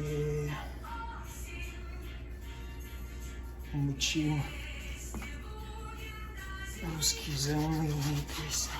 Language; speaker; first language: Russian; native; Russian